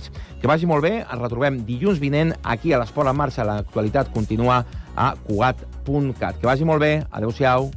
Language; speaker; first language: Catalan; native; Catalan